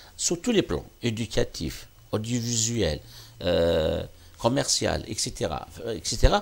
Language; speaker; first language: French; non-native, local second language; Kabyle